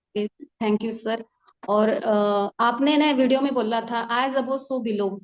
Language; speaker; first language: Hindi; non-native, local second language; Marathi